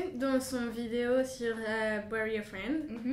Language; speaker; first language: French; non-native, fluent; Bulgarian